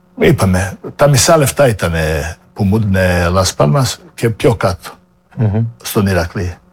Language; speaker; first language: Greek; non-native, fluent; Serbian